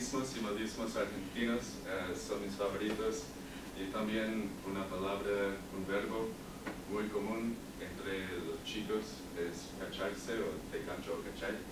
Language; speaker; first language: Spanish; non-native, learner; English